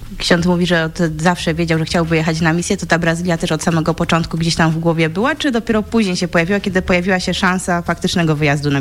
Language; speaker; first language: Polish; native; Polish